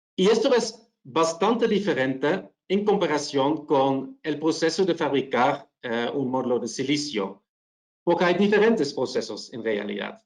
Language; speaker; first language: Spanish; non-native, fluent; Dutch